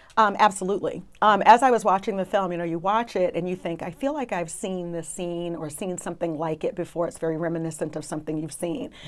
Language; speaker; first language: English; native; English